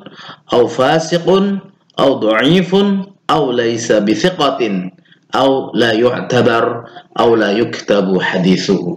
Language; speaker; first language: Arabic; non-native, fluent; Indonesian